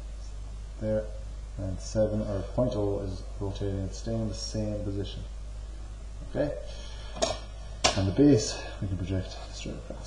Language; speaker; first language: English; native; English